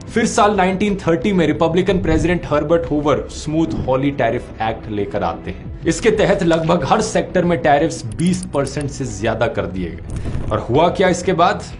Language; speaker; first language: Hindi; native; Hindi